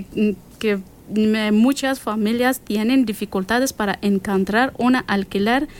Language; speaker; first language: Spanish; non-native, learner; Persian